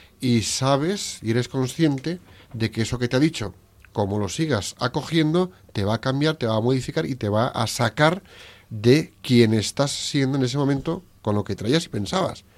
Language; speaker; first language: Spanish; native; Spanish